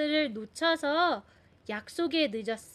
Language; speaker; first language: Korean; non-native, fluent; Filipino